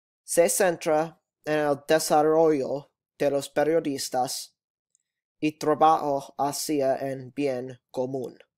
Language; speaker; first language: Spanish; non-native, learner; English